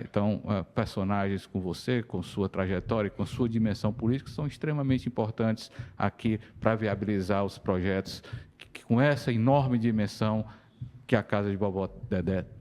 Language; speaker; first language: Portuguese; native; Portuguese